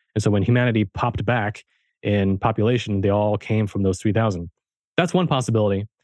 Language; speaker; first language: English; early bilingual, heritage; German